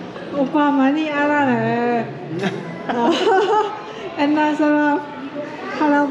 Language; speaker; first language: Korean; non-native, learner; Lao